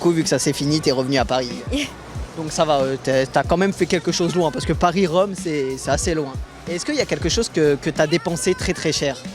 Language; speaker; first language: French; native; French